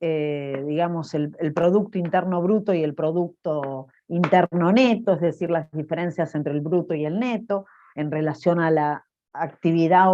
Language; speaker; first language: Spanish; native; Spanish